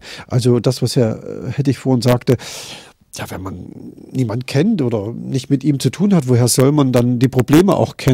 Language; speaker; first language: German; native; German